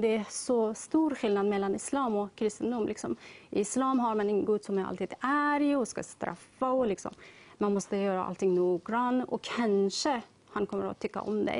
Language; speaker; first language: Swedish; non-native, learner; Persian